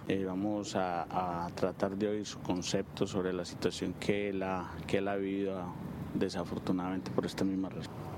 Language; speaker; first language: Spanish; native; Spanish